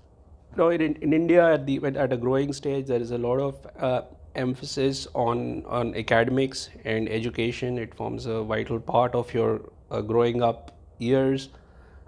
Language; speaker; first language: English; non-native, local second language; Hindi